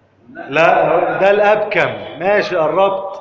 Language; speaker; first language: Arabic; native; Arabic